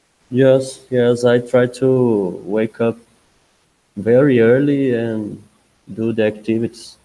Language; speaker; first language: English; non-native, learner; Portuguese